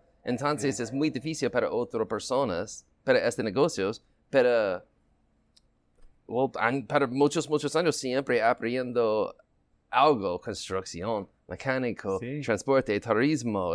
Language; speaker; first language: Spanish; non-native, learner; English